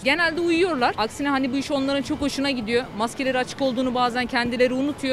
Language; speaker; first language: Turkish; native; Turkish